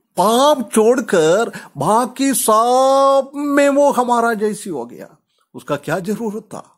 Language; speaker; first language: Hindi; non-native, local second language; Malayalam